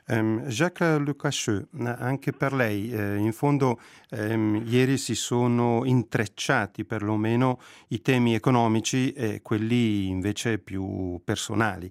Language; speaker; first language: Italian; native; Italian